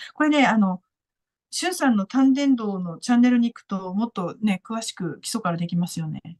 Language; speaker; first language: Japanese; native; Japanese